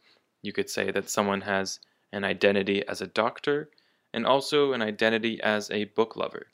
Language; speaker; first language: English; native; English